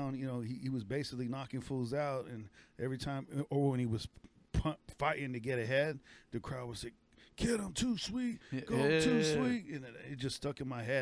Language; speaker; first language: English; native; English